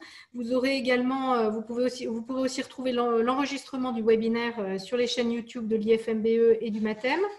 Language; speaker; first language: French; native; French